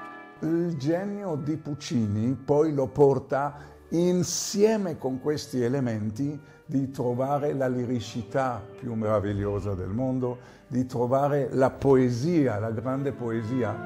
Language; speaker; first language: Italian; non-native, fluent; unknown